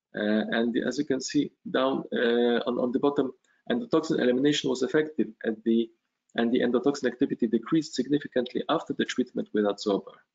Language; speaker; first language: English; non-native, fluent; Polish